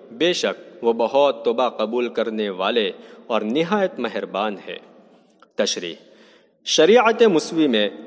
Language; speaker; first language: Urdu; native; Urdu